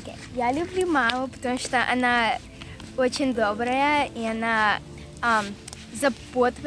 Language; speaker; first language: Russian; early bilingual, heritage; Russian